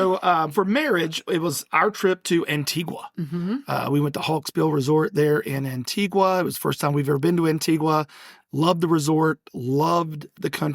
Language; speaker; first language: English; native; English